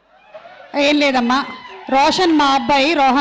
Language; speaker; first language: Telugu; native; Telugu